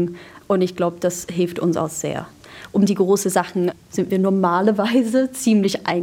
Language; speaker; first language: German; non-native, fluent; English